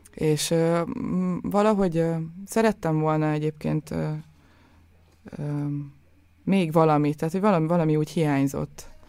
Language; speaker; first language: Hungarian; native; Hungarian